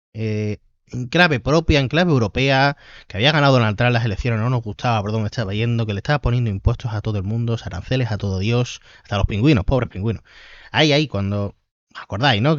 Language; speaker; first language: Spanish; native; Spanish